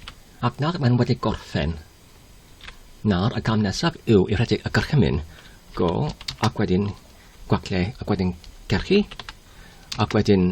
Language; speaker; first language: Welsh; non-native, learner; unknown